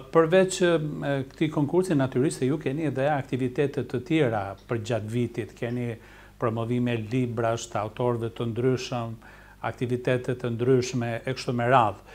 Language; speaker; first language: Albanian; native; Albanian